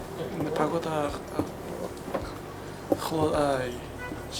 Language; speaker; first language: Russian; non-native, learner; Kazakh